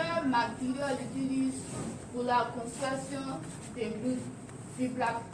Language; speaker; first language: French; non-native, learner; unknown